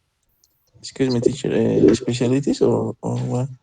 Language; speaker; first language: English; non-native, learner; Spanish